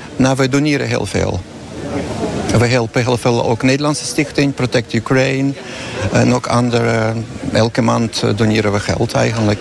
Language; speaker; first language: Dutch; non-native, fluent; Ukrainian